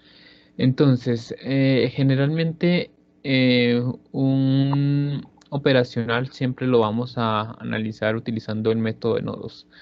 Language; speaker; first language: Spanish; native; Spanish